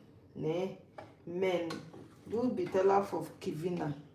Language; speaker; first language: Swedish; non-native, learner; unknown